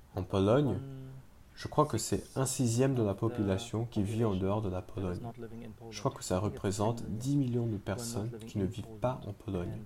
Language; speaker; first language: French; non-native, fluent; German